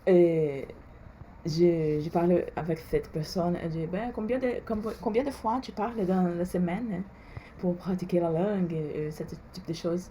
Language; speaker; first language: French; non-native, learner; Portuguese